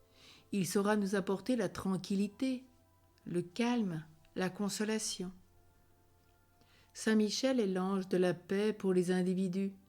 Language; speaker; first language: French; native; French